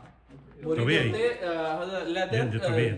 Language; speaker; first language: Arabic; non-native, learner; Punjabi